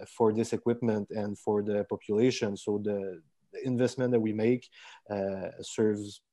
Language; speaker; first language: English; non-native, fluent; French